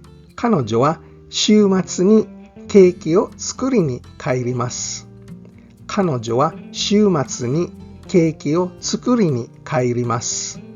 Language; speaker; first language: Japanese; non-native, fluent; English